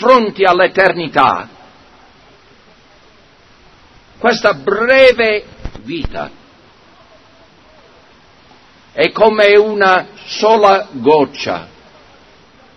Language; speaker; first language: Italian; non-native, fluent; English